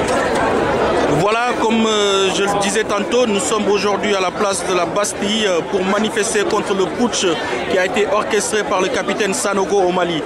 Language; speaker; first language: French; non-native, local second language; Soninke